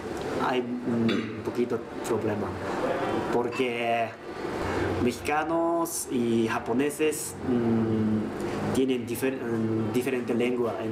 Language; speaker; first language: Spanish; non-native, learner; Japanese